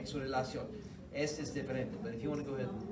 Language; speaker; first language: Spanish; non-native, fluent; English